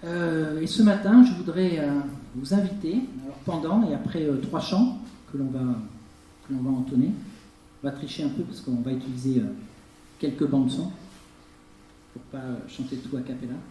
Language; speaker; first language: French; native; French